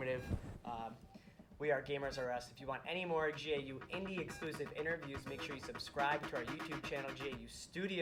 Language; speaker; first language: English; native; English